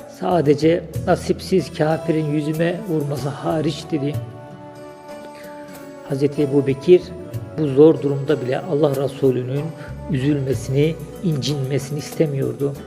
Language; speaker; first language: Turkish; native; Turkish